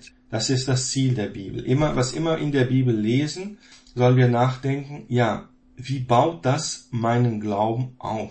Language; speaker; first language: German; non-native, fluent; Portuguese